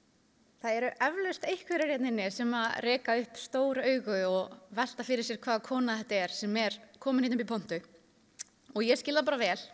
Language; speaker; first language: Icelandic; native; Icelandic